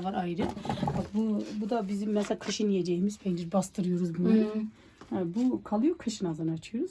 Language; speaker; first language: Turkish; native; Turkish